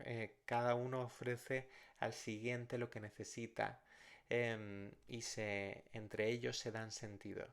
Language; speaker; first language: Spanish; native; Spanish